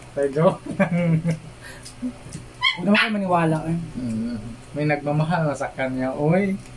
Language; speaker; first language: Filipino; non-native, local second language; Cebuano